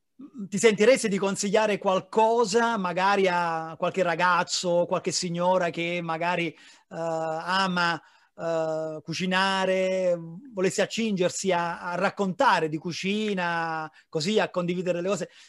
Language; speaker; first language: Italian; native; Italian